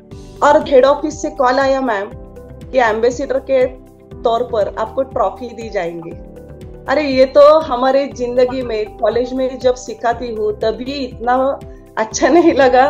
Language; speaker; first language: Hindi; non-native, local second language; Marathi